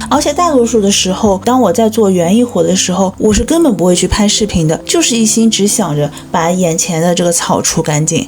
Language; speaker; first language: Chinese; native; Chinese